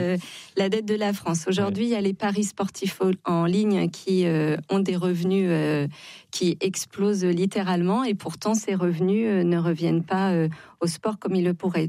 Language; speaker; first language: French; native; French